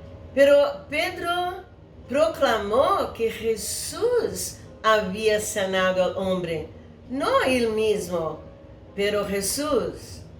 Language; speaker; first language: Spanish; non-native, fluent; Portuguese